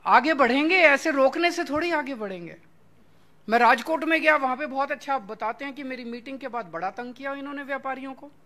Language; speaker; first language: Hindi; native; Hindi